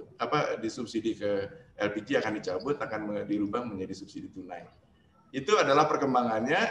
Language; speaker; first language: Indonesian; native; Indonesian